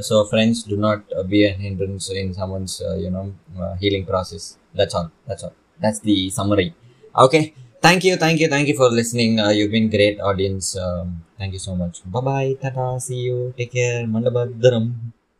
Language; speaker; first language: English; non-native, local second language; Tamil